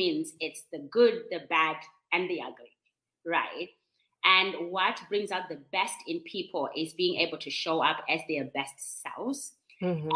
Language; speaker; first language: English; non-native, local second language; Shona